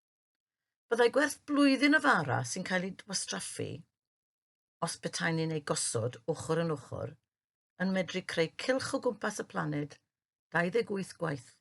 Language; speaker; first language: Welsh; native; Welsh